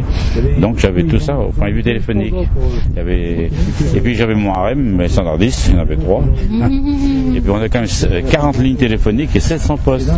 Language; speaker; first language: French; native; French